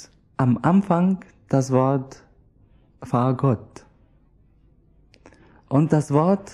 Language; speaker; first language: German; non-native, learner; Arabic